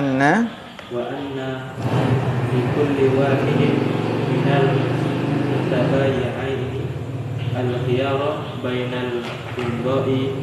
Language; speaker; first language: Arabic; non-native, learner; Indonesian